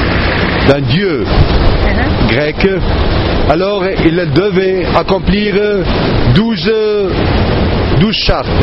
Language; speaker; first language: French; non-native, fluent; Arabic